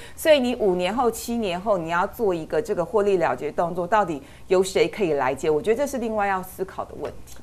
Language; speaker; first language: Chinese; native; Chinese